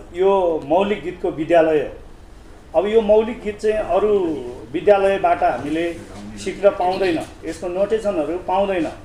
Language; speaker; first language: Nepali; non-native, local second language; Eastern Tamang